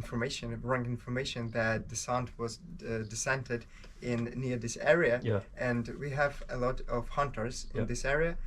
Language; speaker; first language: English; non-native, learner; Ukrainian